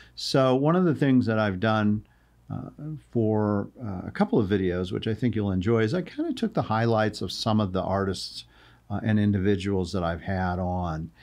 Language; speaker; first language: English; native; English